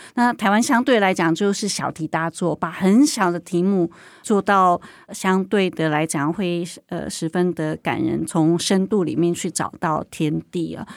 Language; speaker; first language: Chinese; native; Chinese